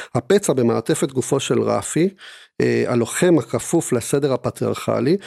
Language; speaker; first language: Hebrew; non-native, fluent; Spanish